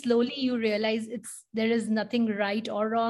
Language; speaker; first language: English; non-native, local second language; Hindi